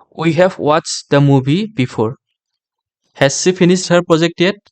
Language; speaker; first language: English; non-native, local second language; Assamese